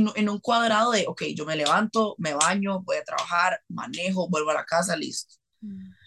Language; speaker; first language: Spanish; native; Spanish